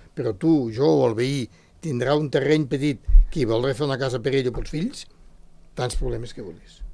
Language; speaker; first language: Catalan; native; Catalan